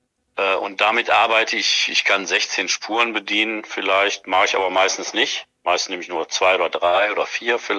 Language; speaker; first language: German; native; German